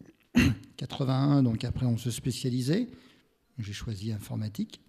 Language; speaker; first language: French; native; French